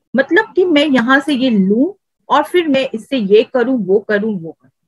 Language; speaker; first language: Hindi; native; Hindi